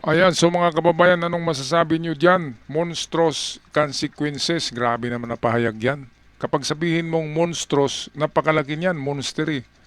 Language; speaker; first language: Filipino; native; Filipino